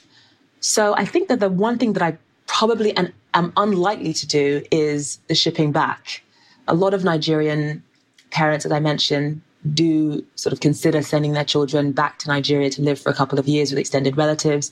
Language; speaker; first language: English; native; English